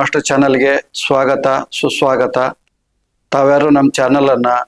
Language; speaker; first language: Kannada; native; Kannada